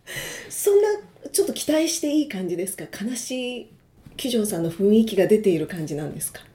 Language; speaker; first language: Japanese; native; Japanese